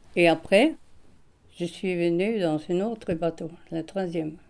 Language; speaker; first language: French; non-native, fluent; Swedish